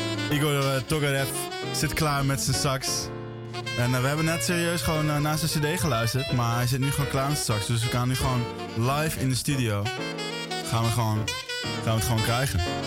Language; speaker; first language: Dutch; native; Dutch